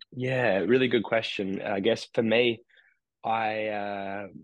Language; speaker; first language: English; native; English